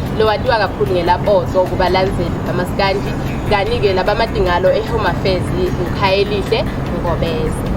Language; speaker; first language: Zulu; non-native, local second language; Swati